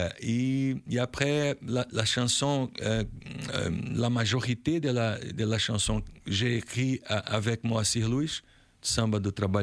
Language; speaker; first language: French; non-native, learner; Portuguese